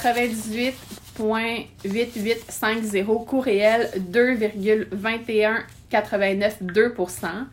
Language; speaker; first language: French; native; French